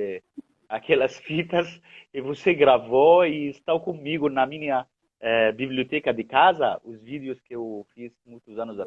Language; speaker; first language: Portuguese; non-native, fluent; Arabic